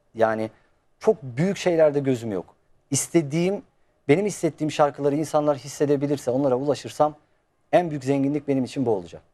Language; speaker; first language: Turkish; native; Turkish